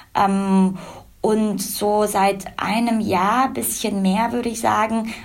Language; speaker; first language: German; early bilingual, other home language; Russian